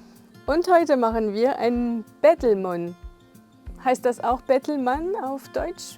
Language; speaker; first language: German; non-native, fluent; French